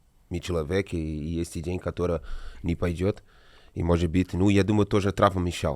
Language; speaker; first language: Russian; non-native, learner; Portuguese